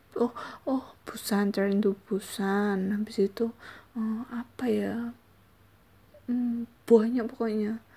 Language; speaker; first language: Indonesian; native; Indonesian